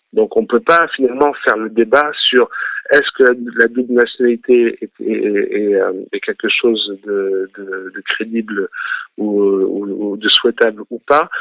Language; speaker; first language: French; early bilingual, other home language; Arabic